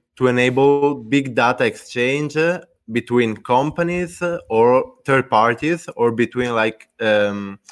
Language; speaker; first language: English; non-native, fluent; Italian